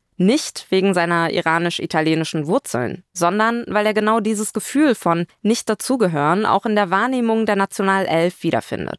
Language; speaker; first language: German; early bilingual, other home language; Turkish